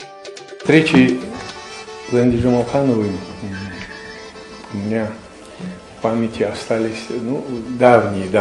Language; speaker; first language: Russian; non-native, local second language; Chechen